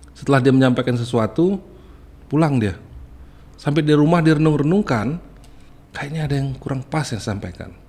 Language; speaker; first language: Indonesian; native; Indonesian